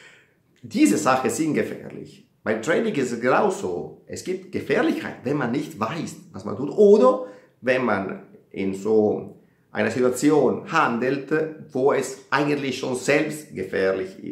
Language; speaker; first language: German; non-native, fluent; Italian